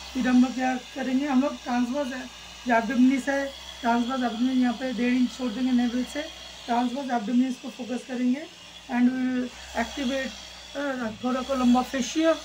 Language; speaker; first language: Hindi; non-native, local second language; Bangla